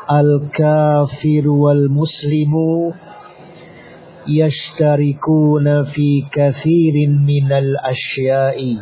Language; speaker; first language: Arabic; non-native, fluent; Indonesian